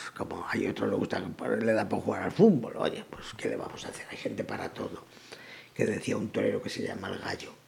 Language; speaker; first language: Spanish; native; Spanish